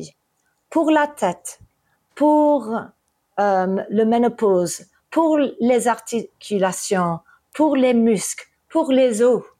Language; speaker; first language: French; early bilingual, heritage; English